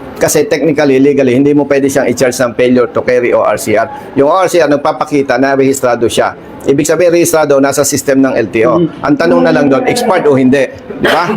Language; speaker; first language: Filipino; native; Filipino